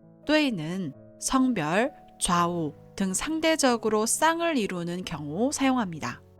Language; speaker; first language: Korean; non-native, fluent; Chinese